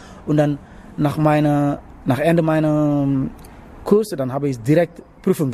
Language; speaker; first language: German; non-native, learner; Wolof